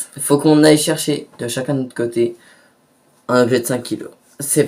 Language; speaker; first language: French; native; French